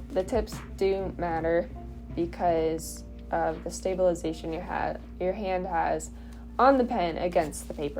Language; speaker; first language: English; native; English